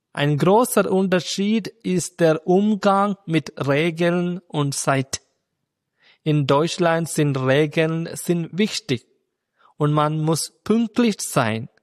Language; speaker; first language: German; non-native, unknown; Malayalam